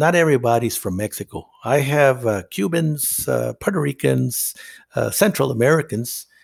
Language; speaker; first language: English; non-native, fluent; Spanish